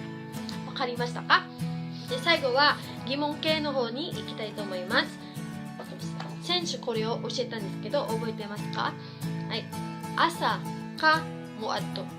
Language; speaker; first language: Japanese; non-native, fluent; Cebuano